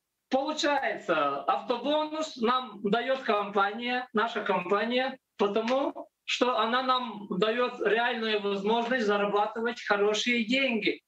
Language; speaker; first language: Russian; non-native, local second language; Latvian